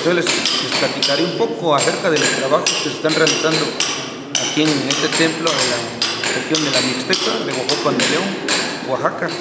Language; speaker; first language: Spanish; native; Spanish